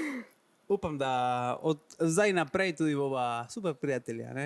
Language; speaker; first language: Slovenian; non-native, fluent; Spanish